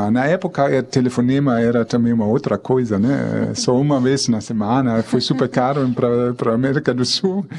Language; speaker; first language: Portuguese; non-native, fluent; German